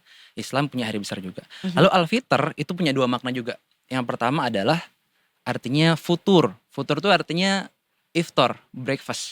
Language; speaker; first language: Indonesian; native; Indonesian